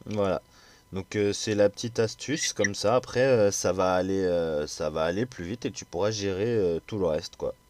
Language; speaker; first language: French; native; French